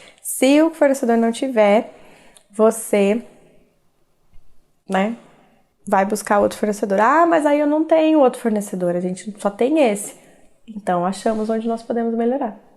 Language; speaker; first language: Portuguese; native; Portuguese